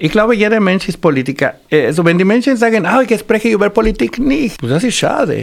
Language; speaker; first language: German; non-native, fluent; Spanish